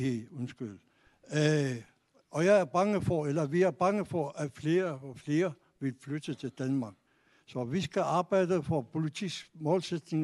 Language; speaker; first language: Danish; non-native, local second language; Kalaallisut